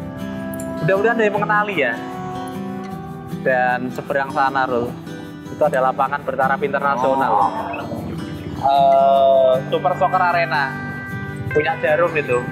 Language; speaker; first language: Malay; non-native, local second language; Javanese